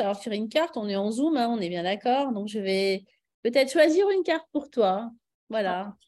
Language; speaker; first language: French; native; French